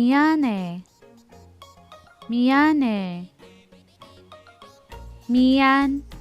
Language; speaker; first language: Korean; non-native, learner; Filipino